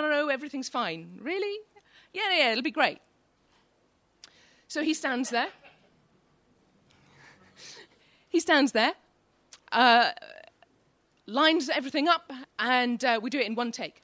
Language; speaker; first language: English; native; English